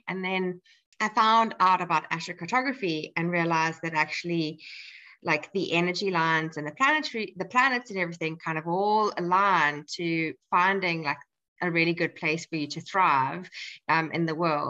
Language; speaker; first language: English; native; English